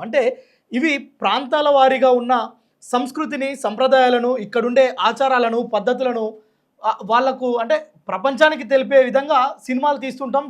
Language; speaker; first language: Telugu; native; Telugu